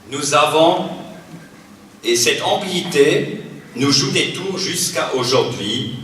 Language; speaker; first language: French; non-native, fluent; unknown